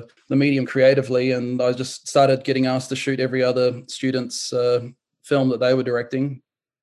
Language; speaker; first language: English; native; English